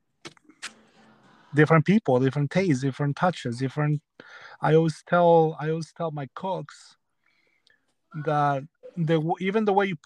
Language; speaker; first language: English; early bilingual, other home language; Spanish